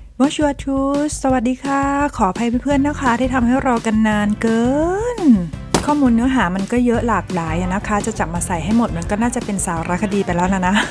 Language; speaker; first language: Thai; native; Thai